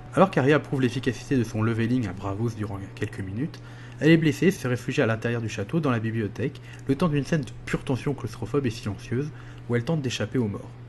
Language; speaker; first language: French; native; French